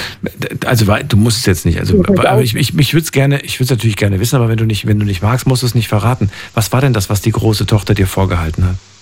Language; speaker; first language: German; native; German